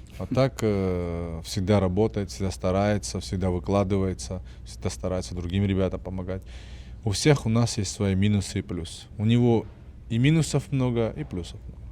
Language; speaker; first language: Russian; non-native, fluent; Georgian